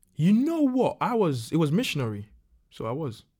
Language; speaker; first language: English; non-native, local second language; Akan